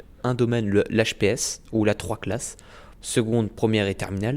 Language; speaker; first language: French; native; French